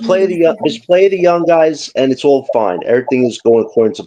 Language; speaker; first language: English; native; English